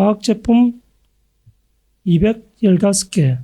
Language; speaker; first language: Korean; native; Korean